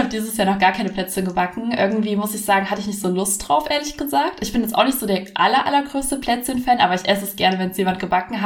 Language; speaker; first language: German; native; German